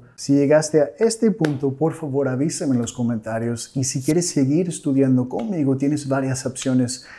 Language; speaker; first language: Spanish; non-native, fluent; English